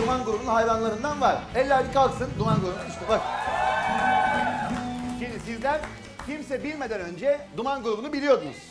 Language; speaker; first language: Turkish; native; Turkish